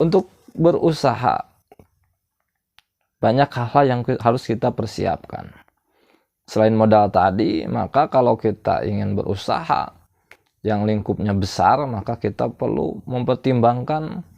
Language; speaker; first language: Indonesian; non-native, local second language; Sundanese